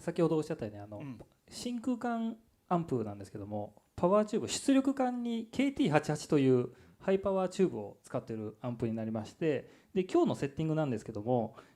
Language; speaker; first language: Japanese; native; Japanese